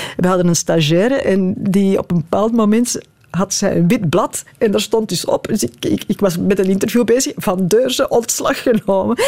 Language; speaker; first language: Dutch; native; Dutch